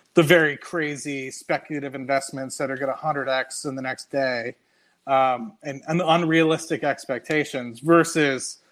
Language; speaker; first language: English; native; English